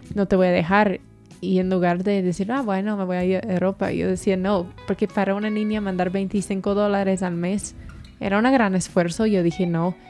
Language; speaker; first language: Spanish; non-native, fluent; English